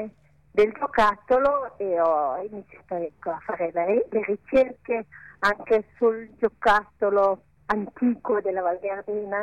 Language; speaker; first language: Italian; non-native, local second language; Ladin